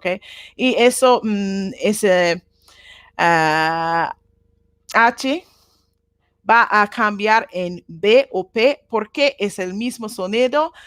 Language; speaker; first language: Spanish; non-native, learner; Japanese